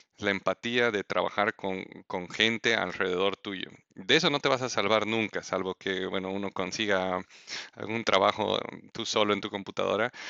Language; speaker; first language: Spanish; native; Spanish